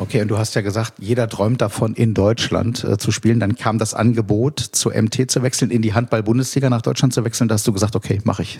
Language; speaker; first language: German; native; German